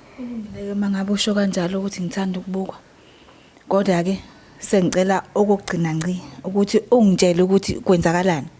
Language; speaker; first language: Zulu; native; Zulu